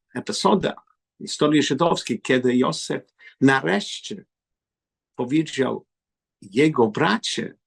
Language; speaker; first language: Polish; non-native, learner; English